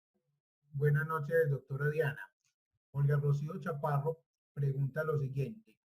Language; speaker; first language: Spanish; native; Spanish